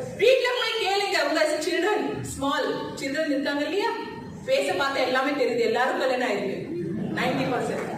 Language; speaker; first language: Tamil; non-native, fluent; Hindi